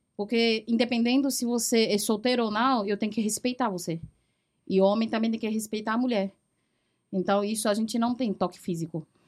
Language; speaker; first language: Portuguese; early bilingual, other home language; Chinese